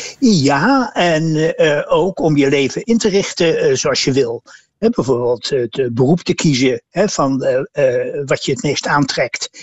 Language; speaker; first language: Dutch; native; Dutch